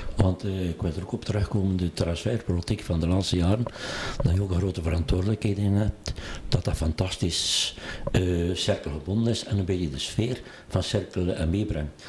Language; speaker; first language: Dutch; native; Dutch